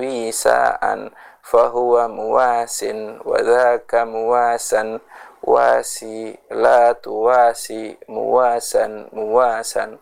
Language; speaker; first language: Arabic; non-native, fluent; Indonesian